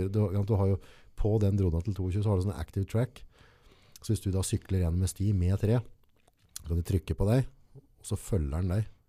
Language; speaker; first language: Norwegian; native; Norwegian